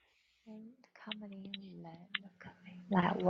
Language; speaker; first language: English; non-native, learner; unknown